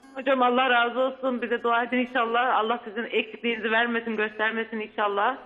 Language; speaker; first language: Turkish; native; Turkish